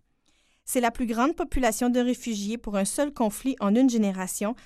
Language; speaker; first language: French; native; French